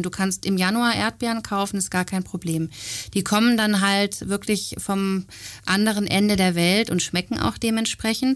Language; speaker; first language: German; native; German